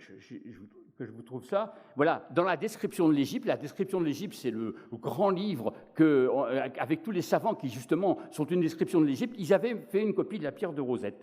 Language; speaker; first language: French; native; French